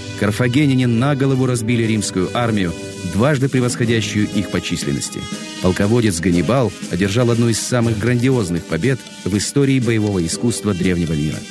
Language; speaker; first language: Russian; native; Russian